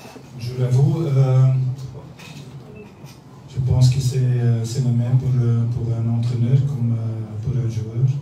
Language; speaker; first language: French; non-native, learner; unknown